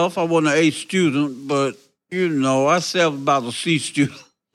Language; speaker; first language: English; native; English